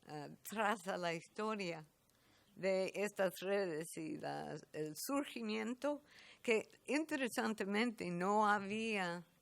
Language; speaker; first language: Spanish; non-native, fluent; English